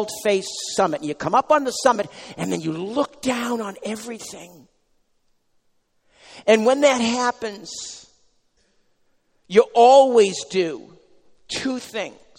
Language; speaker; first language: English; native; English